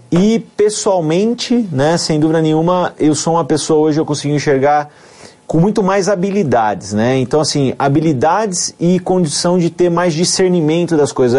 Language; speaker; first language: Portuguese; native; Portuguese